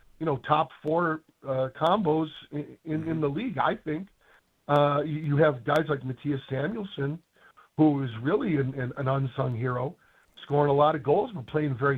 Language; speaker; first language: English; native; English